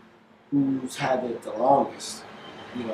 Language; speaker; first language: English; native; English